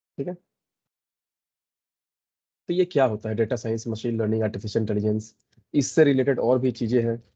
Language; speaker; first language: Hindi; native; Hindi